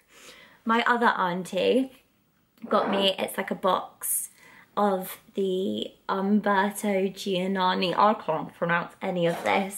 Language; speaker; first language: English; native; English